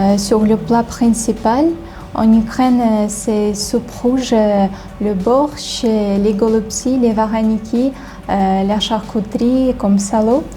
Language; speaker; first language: French; non-native, learner; Ukrainian